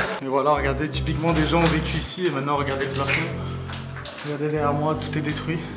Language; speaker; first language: French; native; French